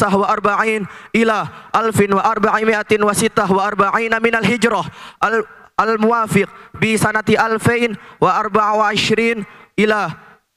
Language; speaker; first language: Arabic; non-native, learner; Indonesian